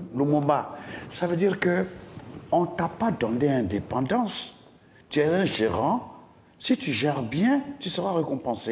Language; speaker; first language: French; non-native, local second language; Dyula